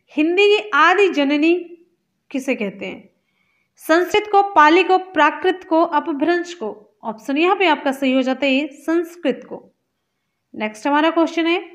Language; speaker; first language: Hindi; native; Hindi